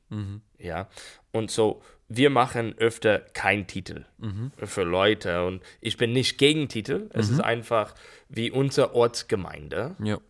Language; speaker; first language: German; non-native, learner; English